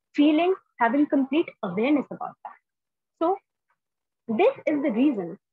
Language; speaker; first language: English; non-native, local second language; Hindi